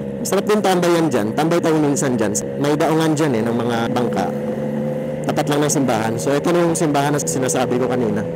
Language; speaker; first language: Filipino; non-native, local second language; Cebuano